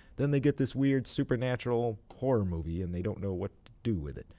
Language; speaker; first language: English; native; English